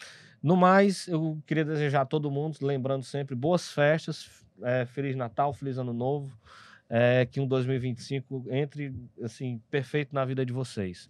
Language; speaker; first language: Portuguese; native; Portuguese